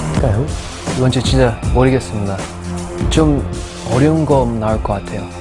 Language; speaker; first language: Korean; non-native, learner; English